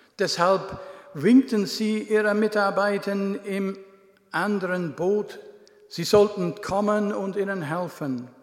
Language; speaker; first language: German; non-native, fluent; English